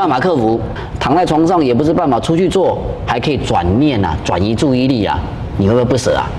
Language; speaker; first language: Chinese; native; Chinese